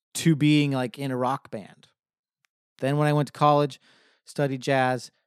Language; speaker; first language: English; native; English